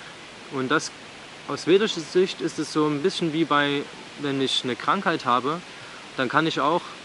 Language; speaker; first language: German; native; German